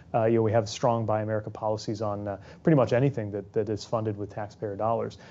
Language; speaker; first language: English; native; English